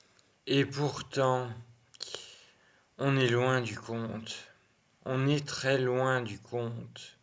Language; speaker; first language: French; native; French